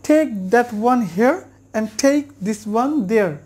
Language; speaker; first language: English; non-native, local second language; Bangla